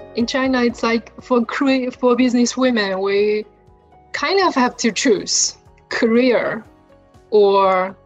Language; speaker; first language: English; non-native, fluent; Chinese